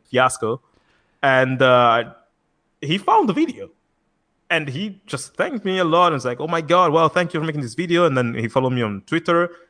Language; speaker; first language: English; non-native, fluent; Italian